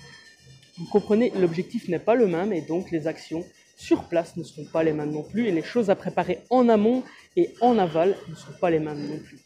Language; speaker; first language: French; native; French